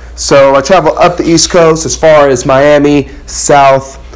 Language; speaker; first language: English; early bilingual, other home language; Akan